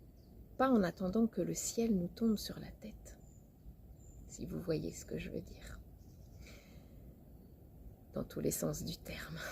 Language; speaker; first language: French; native; French